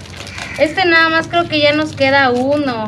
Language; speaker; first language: Spanish; native; Spanish